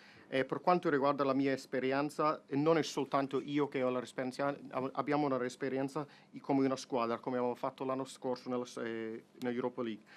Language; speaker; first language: Italian; non-native, fluent; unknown